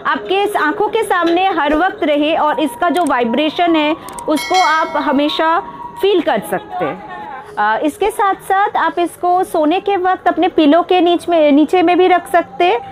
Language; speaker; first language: Hindi; non-native, local second language; Bangla